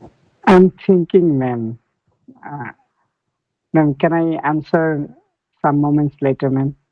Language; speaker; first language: English; non-native, learner; Bangla